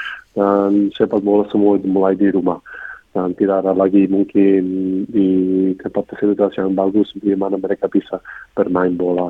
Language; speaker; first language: Indonesian; non-native, fluent; English